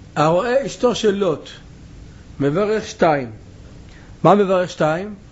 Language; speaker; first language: Hebrew; native; Hebrew